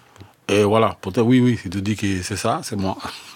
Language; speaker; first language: French; non-native, learner; Spanish